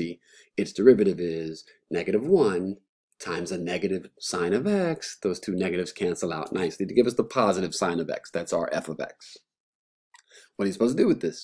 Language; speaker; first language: English; native; English